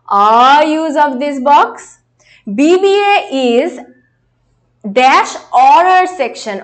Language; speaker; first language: English; non-native, local second language; Bangla